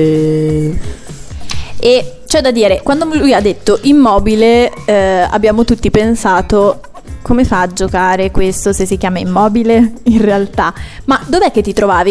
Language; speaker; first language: Italian; native; Italian